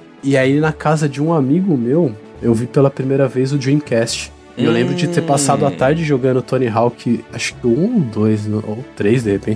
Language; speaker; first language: Portuguese; native; Portuguese